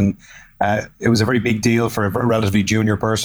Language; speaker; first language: English; native; English